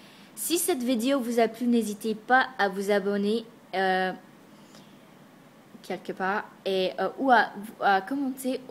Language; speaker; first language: French; non-native, fluent; English